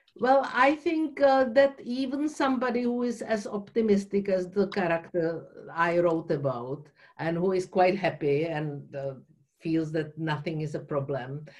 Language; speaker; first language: English; non-native, fluent; Czech